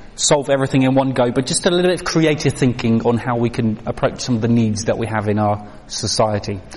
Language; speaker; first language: English; non-native, fluent; Dutch